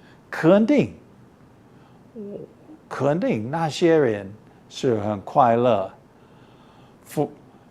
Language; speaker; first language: Chinese; early bilingual, heritage; English